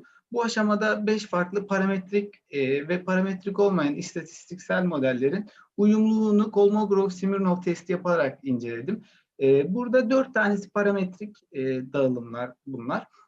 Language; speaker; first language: Turkish; native; Turkish